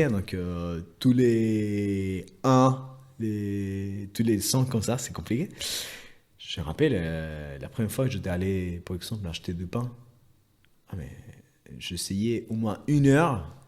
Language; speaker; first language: French; non-native, fluent; Spanish